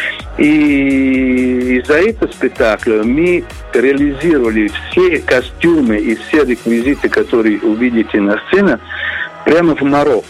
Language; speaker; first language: Russian; non-native, learner; Italian